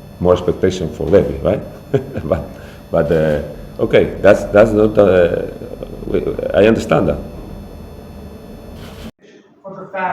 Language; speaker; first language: English; non-native, fluent; Spanish